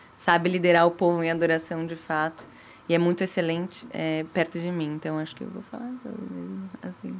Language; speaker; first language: Portuguese; native; Portuguese